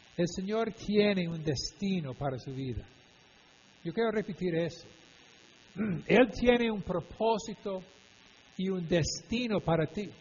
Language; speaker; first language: Spanish; non-native, fluent; English